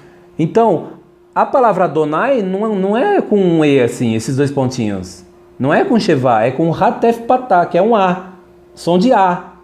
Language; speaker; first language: Portuguese; native; Portuguese